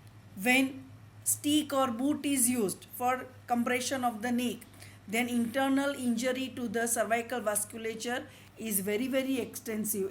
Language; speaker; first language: English; non-native, local second language; Gujarati